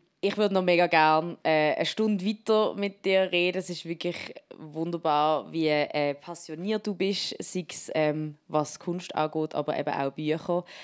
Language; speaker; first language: German; native; German